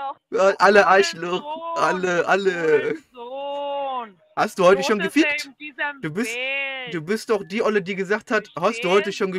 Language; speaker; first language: German; native; German